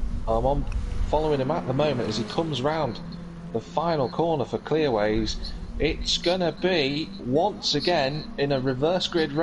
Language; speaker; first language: English; native; English